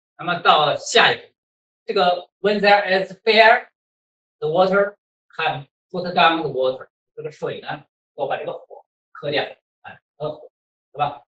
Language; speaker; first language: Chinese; native; Chinese